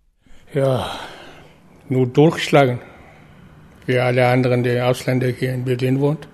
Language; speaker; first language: German; non-native, learner; Mongolian